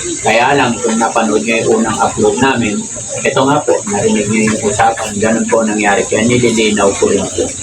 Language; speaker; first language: Filipino; native; Filipino